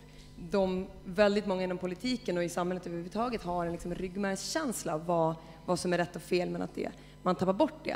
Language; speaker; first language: Swedish; native; Swedish